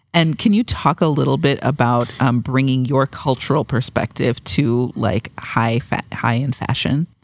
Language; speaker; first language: English; native; English